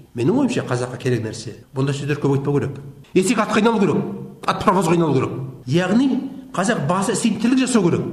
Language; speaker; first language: Kazakh; native; Kazakh